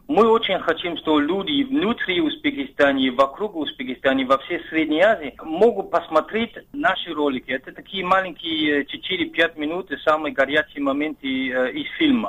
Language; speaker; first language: Russian; non-native, fluent; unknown